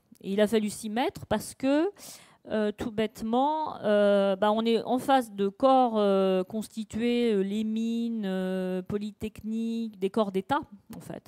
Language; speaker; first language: French; native; French